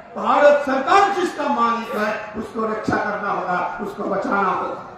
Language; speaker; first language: Hindi; non-native, local second language; Bangla